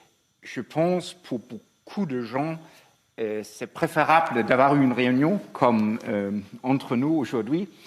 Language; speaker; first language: French; non-native, fluent; Danish